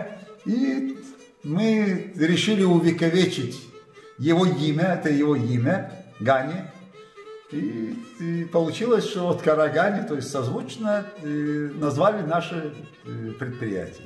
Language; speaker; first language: Russian; non-native, local second language; Gagauz